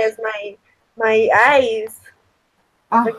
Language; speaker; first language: English; non-native, learner; Spanish